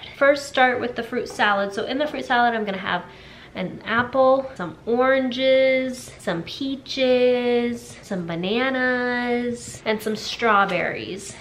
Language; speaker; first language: English; native; English